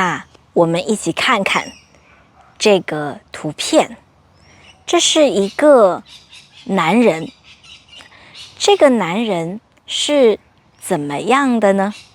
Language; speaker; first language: Chinese; non-native, fluent; English